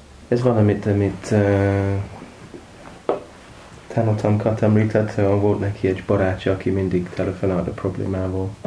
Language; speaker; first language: Hungarian; non-native, learner; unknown